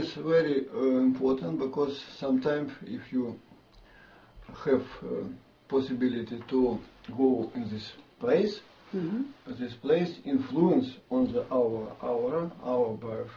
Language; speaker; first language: English; non-native, learner; Russian